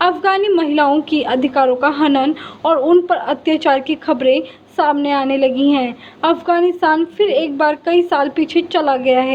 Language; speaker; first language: Hindi; native; Hindi